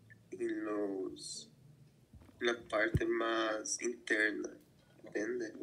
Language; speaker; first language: Spanish; non-native, learner; Portuguese